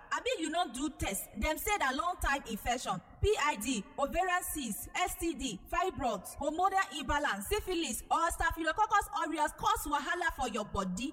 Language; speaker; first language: Nigerian Pidgin; non-native, local second language; Igbo